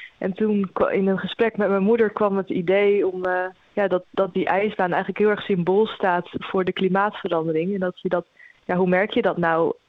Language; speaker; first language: Dutch; native; Dutch